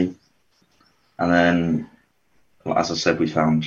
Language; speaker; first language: English; native; English